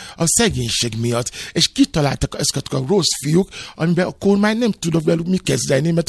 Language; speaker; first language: Hungarian; non-native, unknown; Yoruba